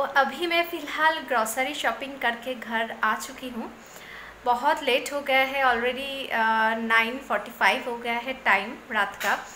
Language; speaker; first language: Hindi; non-native, local second language; Bangla